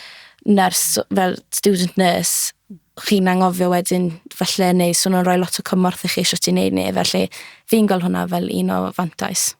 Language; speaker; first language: Welsh; native; Welsh